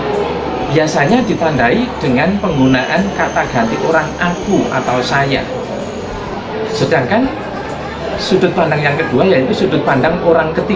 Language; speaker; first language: Indonesian; native; Indonesian